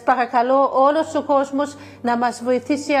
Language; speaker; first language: Greek; non-native, learner; Bulgarian